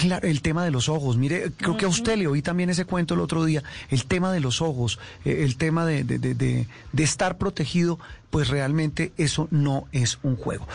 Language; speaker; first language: Spanish; native; Spanish